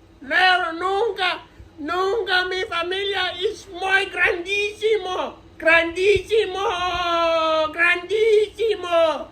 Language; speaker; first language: Spanish; non-native, learner; English